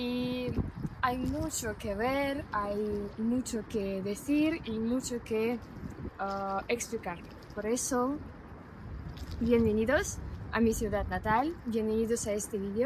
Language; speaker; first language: Spanish; non-native, fluent; Russian